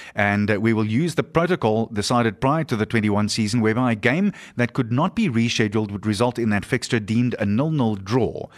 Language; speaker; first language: English; non-native, local second language; Afrikaans